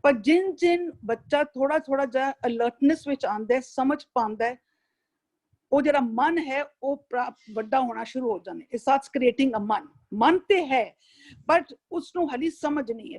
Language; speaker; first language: Hindi; non-native, local second language; Punjabi